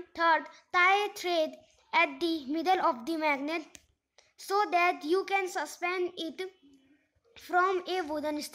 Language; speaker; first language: English; non-native, local second language; Hindi